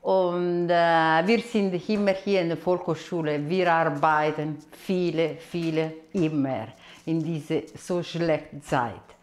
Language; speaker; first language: German; non-native, fluent; Italian